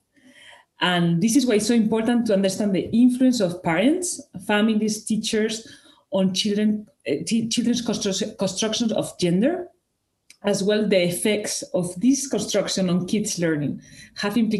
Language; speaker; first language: English; non-native, fluent; Spanish